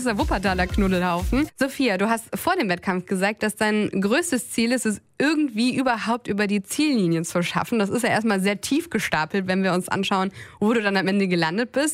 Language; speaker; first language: German; native; German